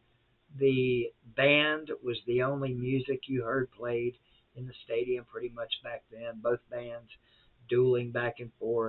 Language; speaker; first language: English; native; English